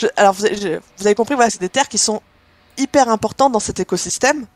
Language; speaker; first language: French; native; French